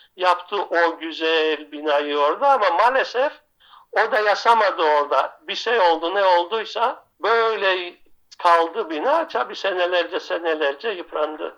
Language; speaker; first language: Turkish; non-native, local second language; Greek